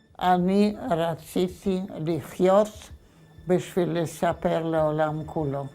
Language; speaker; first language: Hebrew; non-native, fluent; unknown